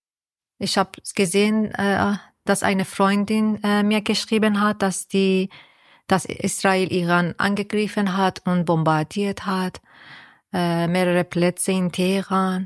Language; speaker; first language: German; non-native, fluent; Persian